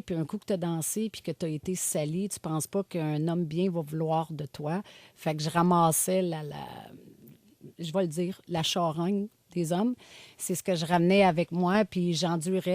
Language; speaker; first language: French; native; French